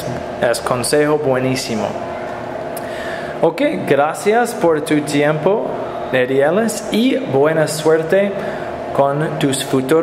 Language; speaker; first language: Spanish; non-native, learner; English